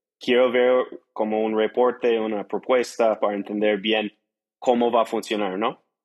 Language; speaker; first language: Spanish; non-native, fluent; English